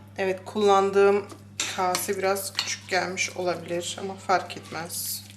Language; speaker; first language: Turkish; early bilingual, heritage; Turkish